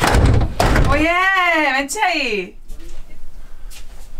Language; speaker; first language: Japanese; non-native, learner; English